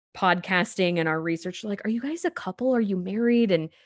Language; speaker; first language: English; native; English